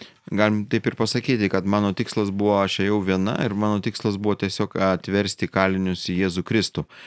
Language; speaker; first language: Lithuanian; native; Lithuanian